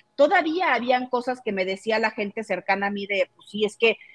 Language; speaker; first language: Spanish; native; Spanish